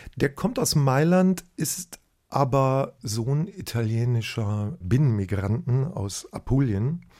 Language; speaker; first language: German; native; German